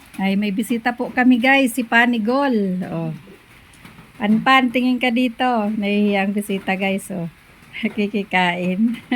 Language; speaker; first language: Filipino; non-native, local second language; Bikol